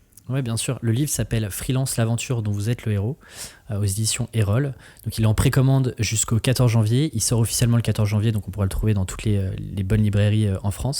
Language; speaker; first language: French; native; French